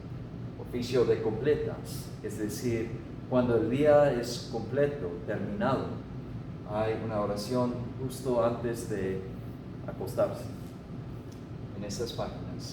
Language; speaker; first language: Spanish; non-native, fluent; English